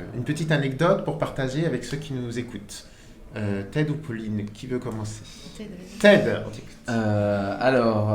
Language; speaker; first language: French; native; French